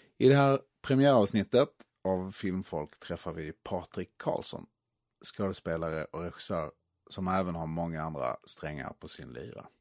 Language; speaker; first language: Swedish; native; Swedish